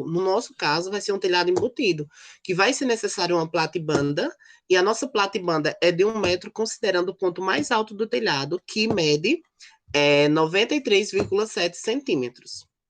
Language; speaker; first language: Portuguese; native; Portuguese